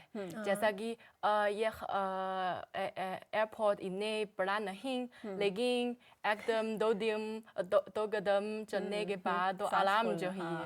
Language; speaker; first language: Hindi; non-native, learner; Chinese